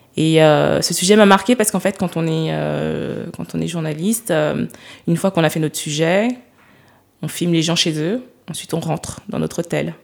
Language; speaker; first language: French; early bilingual, other home language; Lingala